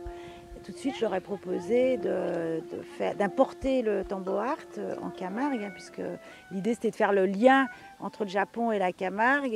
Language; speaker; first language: French; native; French